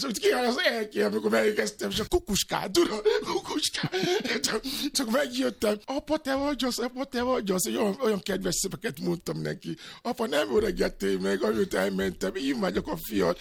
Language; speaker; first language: Hungarian; non-native, learner; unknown